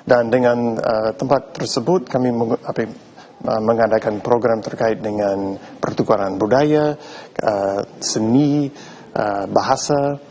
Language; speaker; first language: Indonesian; non-native, fluent; English